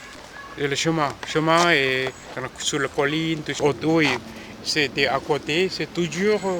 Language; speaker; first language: French; non-native, fluent; Korean